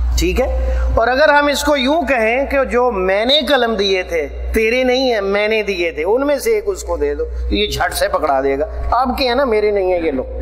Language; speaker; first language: Urdu; non-native, local second language; Punjabi